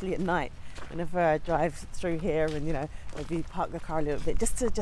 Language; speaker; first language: English; native; English